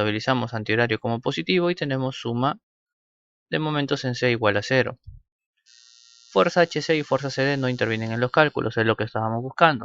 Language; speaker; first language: Spanish; native; Spanish